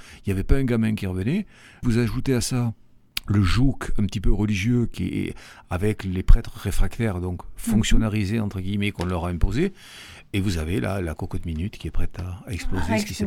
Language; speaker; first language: French; native; French